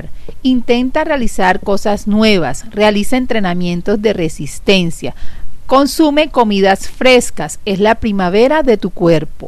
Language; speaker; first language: Spanish; native; Spanish